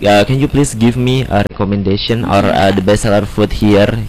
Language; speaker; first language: English; non-native, fluent; Indonesian